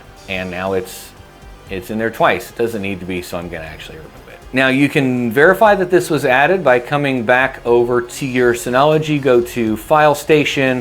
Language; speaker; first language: English; native; English